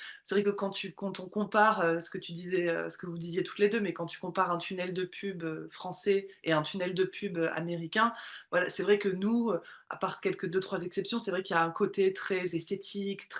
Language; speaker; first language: French; native; French